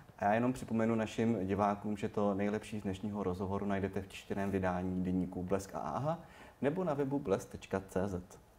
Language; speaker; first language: Czech; native; Czech